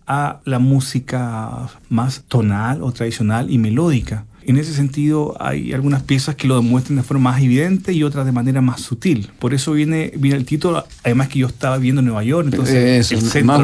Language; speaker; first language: Spanish; native; Spanish